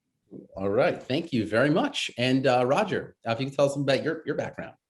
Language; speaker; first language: English; native; English